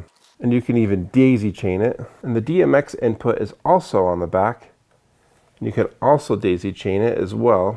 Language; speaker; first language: English; native; English